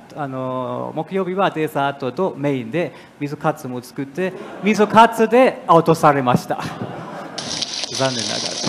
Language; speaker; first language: Japanese; non-native, fluent; German